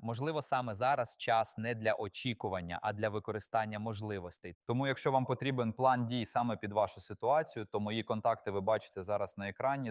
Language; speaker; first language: Ukrainian; native; Ukrainian